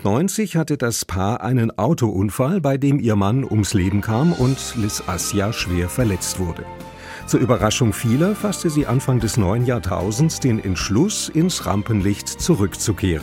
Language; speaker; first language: German; native; German